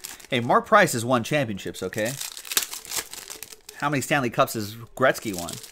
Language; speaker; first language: English; native; English